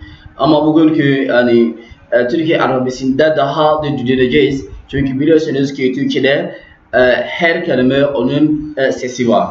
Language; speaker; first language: Turkish; non-native, learner; French